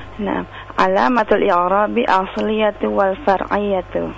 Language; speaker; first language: Arabic; non-native, learner; Indonesian